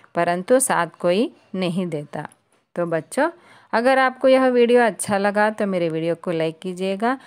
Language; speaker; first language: Hindi; non-native, local second language; Telugu